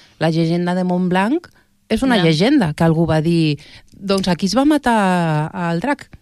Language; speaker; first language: Catalan; native; Catalan